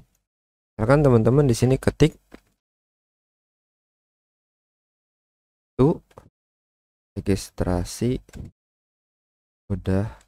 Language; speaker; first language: Indonesian; native; Indonesian